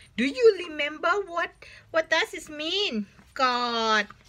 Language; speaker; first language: English; non-native, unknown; Thai